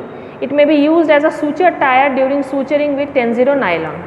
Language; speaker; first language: English; non-native, local second language; Bangla